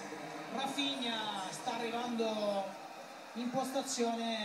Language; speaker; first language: Italian; native; Italian